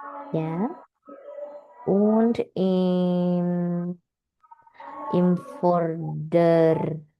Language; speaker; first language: German; non-native, learner; Indonesian